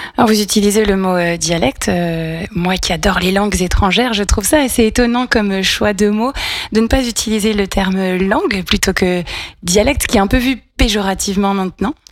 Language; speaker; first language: French; native; French